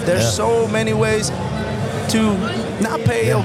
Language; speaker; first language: English; early bilingual, other home language; Spanish